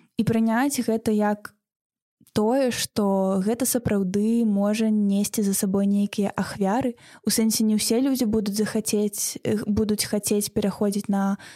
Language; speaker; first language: Belarusian; non-native, local second language; Russian